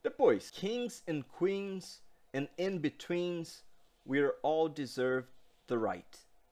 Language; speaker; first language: English; non-native, fluent; Portuguese